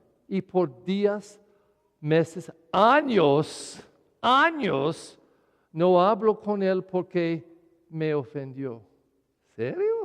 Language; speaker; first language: Spanish; non-native, learner; English